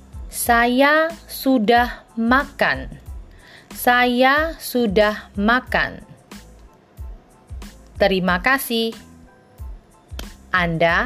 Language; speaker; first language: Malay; non-native, fluent; Chinese